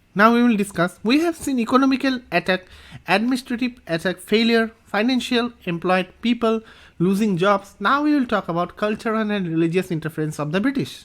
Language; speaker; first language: English; non-native, local second language; Assamese